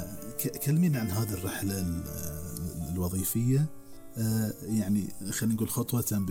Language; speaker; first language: Arabic; native; Arabic